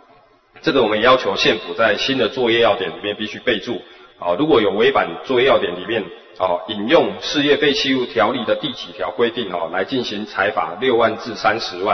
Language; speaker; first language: Chinese; native; Chinese